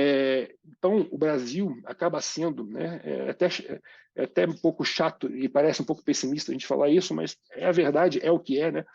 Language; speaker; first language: Portuguese; native; Portuguese